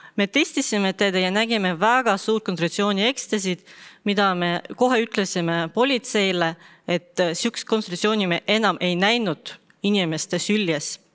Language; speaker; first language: Estonian; non-native, local second language; Russian